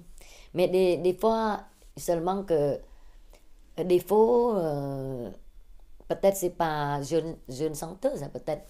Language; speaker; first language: French; non-native, learner; Khmer